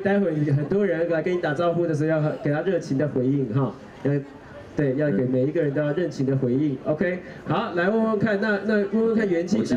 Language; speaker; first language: Chinese; native; Chinese